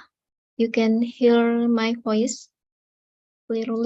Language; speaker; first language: English; non-native, learner; Indonesian